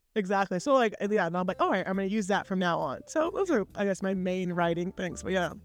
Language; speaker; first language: English; native; English